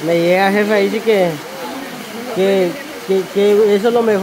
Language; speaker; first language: Spanish; native; Spanish